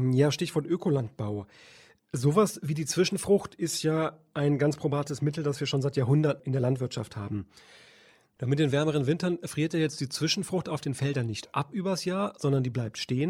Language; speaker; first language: German; native; German